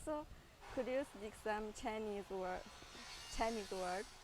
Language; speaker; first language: English; non-native, learner; Chinese